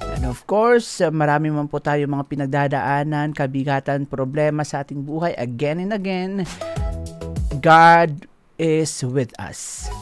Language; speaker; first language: Filipino; non-native, local second language; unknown